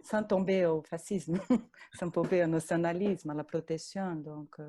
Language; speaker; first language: French; non-native, fluent; Portuguese